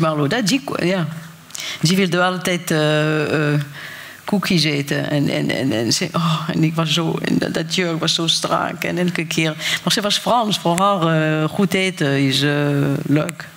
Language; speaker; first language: Dutch; non-native, fluent; French